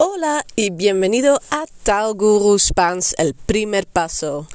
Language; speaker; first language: Spanish; non-native, fluent; Dutch